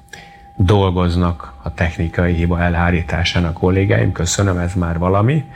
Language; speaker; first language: Hungarian; native; Hungarian